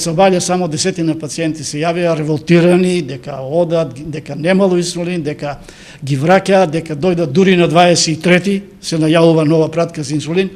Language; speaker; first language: Macedonian; native; Macedonian